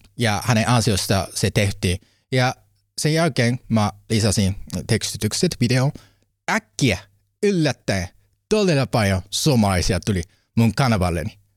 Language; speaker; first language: Finnish; non-native, learner; Japanese